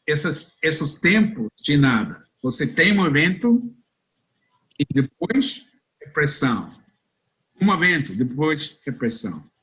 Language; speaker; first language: Portuguese; non-native, fluent; English